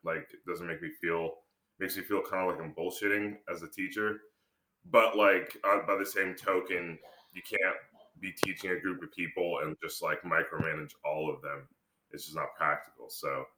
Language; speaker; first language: English; native; English